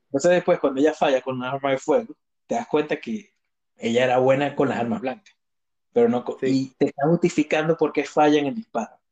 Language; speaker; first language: Spanish; native; Spanish